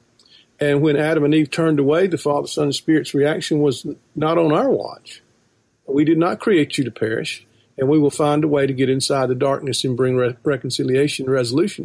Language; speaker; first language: English; native; English